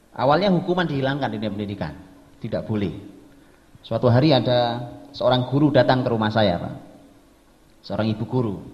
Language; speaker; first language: Indonesian; native; Indonesian